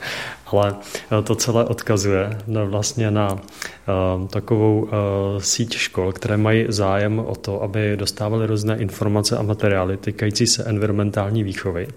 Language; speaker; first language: Czech; native; Czech